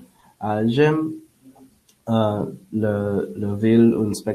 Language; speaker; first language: French; non-native, learner; English